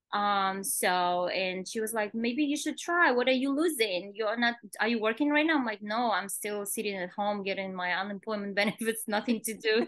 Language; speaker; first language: English; non-native, fluent; Kazakh